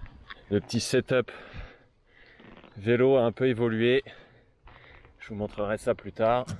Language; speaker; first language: French; native; French